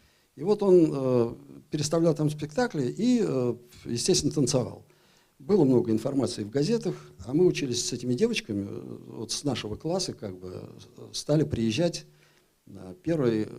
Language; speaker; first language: Russian; native; Russian